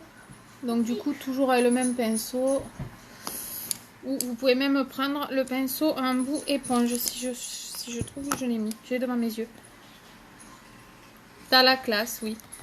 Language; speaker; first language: French; native; French